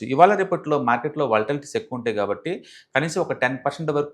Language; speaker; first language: Telugu; native; Telugu